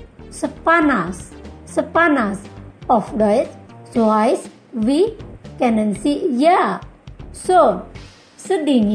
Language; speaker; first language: German; non-native, fluent; Indonesian